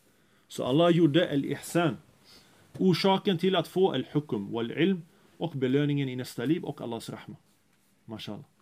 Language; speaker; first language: Swedish; early bilingual, other home language; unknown